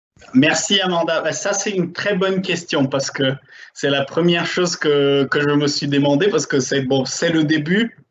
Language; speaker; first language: French; non-native, fluent; Portuguese